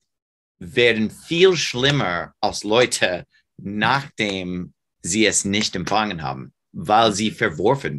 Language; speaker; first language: German; non-native, fluent; English